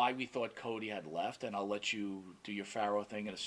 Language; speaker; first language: English; native; English